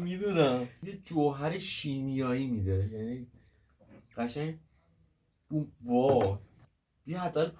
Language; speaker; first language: Persian; native; Persian